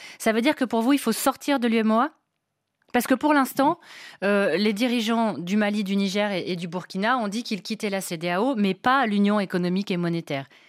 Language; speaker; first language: French; native; French